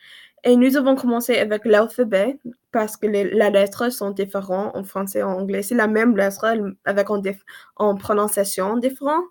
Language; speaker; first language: French; non-native, learner; English